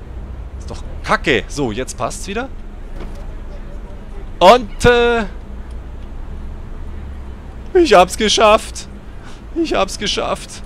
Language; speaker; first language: German; native; German